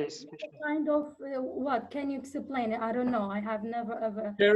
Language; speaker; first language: English; non-native, fluent; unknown